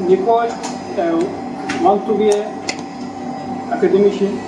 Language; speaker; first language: English; non-native, learner; Turkish